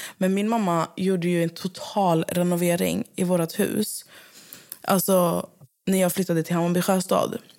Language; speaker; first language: Swedish; native; Swedish